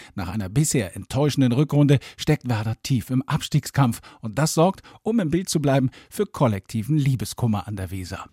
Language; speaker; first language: German; native; German